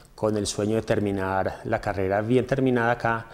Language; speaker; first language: Spanish; native; Spanish